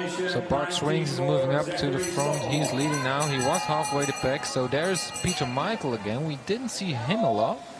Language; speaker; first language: English; non-native, fluent; Dutch